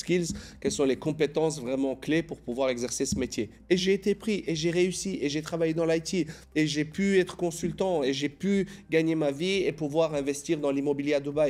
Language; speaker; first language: French; native; French